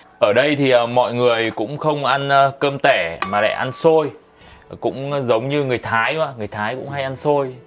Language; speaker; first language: Vietnamese; native; Vietnamese